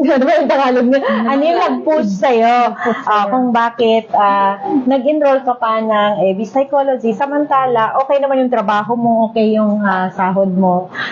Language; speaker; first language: Filipino; non-native, local second language; Maguindanaon